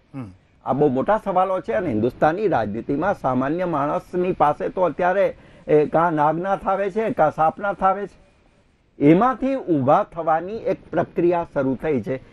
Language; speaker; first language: Gujarati; native; Gujarati